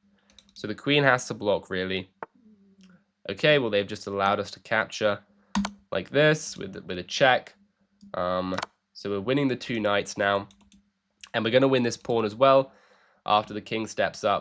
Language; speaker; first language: English; native; English